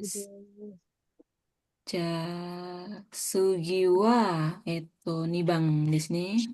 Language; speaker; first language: Japanese; non-native, fluent; Indonesian